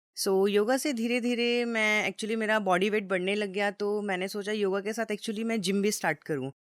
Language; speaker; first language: Hindi; native; Hindi